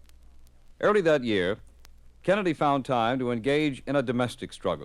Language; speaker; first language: English; native; English